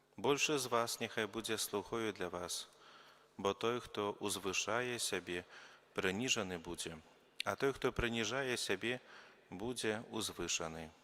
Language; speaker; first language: Belarusian; native; Belarusian